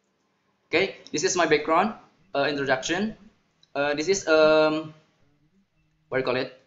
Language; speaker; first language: English; non-native, learner; Indonesian